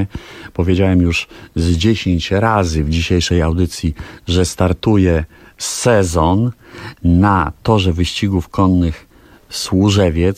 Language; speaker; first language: Polish; native; Polish